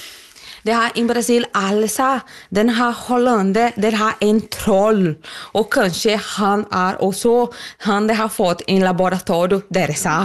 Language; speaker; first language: Norwegian; non-native, learner; Portuguese